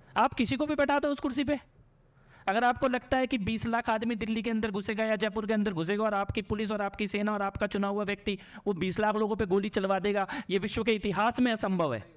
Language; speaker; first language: Hindi; native; Hindi